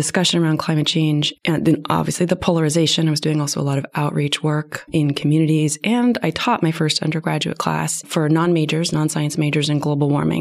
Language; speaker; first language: English; native; English